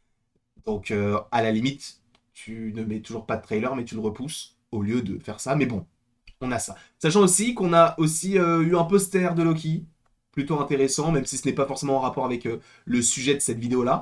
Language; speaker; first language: French; native; French